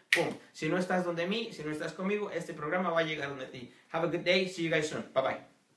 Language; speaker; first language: Spanish; native; Spanish